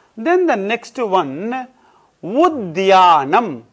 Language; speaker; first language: English; non-native, local second language; Tamil